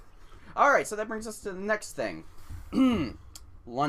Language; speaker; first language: English; native; English